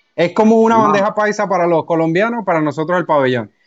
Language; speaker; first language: Spanish; native; Spanish